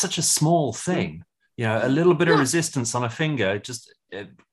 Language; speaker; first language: English; native; English